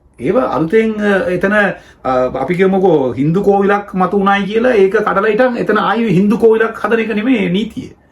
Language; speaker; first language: Sinhala; non-native, local second language; Tamil